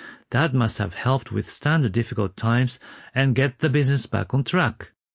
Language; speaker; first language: English; non-native, fluent; Japanese